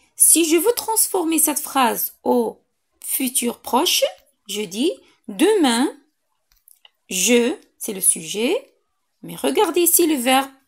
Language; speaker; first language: French; non-native, local second language; Arabic